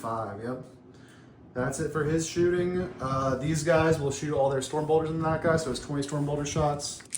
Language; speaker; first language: English; native; English